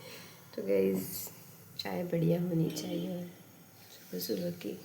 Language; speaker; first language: Hindi; non-native, local second language; Gujarati